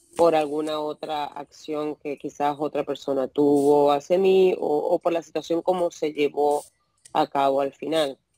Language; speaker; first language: Spanish; native; Spanish